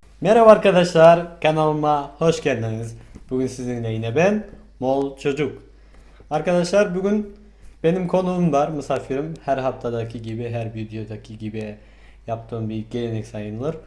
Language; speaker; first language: Turkish; non-native, fluent; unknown